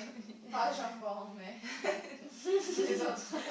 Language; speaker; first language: French; non-native, learner; English